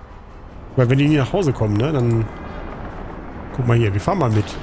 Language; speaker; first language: German; native; German